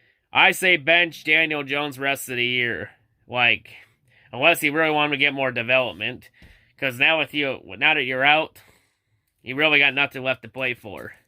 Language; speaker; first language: English; native; English